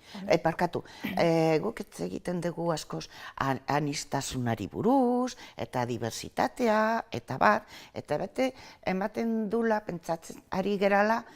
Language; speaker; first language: Basque; non-native, local second language; Spanish